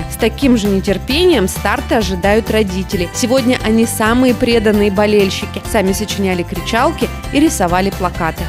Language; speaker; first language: Russian; native; Russian